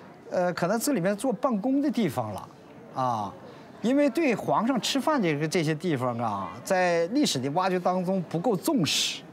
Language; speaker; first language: Chinese; native; Chinese